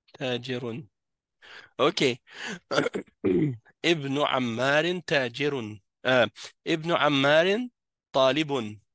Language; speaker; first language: Arabic; non-native, fluent; French